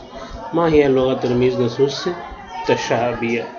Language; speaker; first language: Arabic; non-native, learner; Urdu